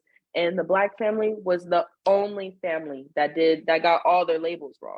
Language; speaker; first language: English; native; English